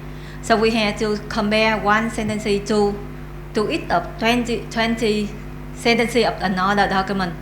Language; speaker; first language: English; non-native, learner; Vietnamese